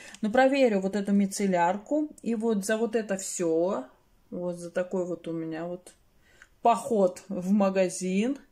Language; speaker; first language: Russian; native; Russian